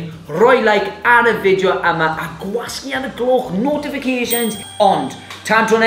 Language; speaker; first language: Welsh; native; Welsh